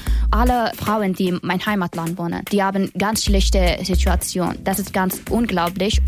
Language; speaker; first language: German; non-native, learner; Persian